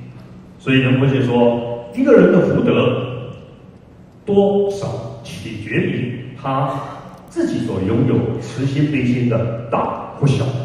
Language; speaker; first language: Chinese; native; Chinese